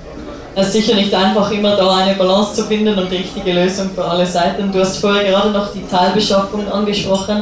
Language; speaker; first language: German; native; German